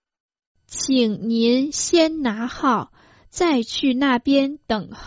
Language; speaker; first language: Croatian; non-native, fluent; Chinese